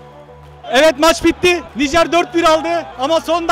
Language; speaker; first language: Turkish; native; Turkish